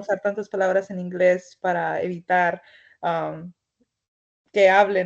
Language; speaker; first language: Spanish; early bilingual, heritage; Spanish